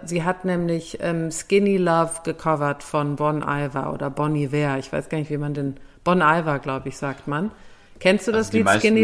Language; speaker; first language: German; native; German